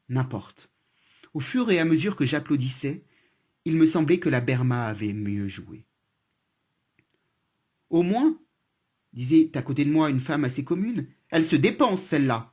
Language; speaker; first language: French; native; French